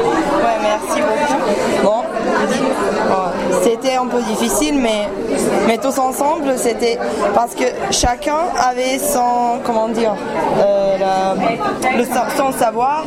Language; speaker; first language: French; non-native, learner; Serbian